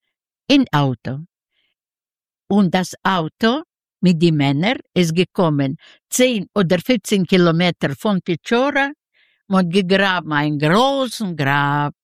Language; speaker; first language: German; non-native, learner; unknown